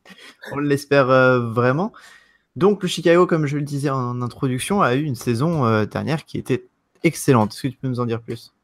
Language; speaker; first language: French; native; French